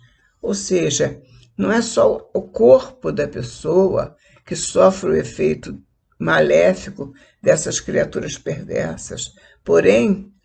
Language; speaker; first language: Portuguese; native; Portuguese